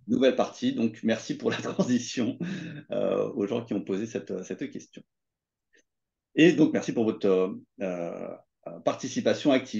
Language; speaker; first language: French; native; French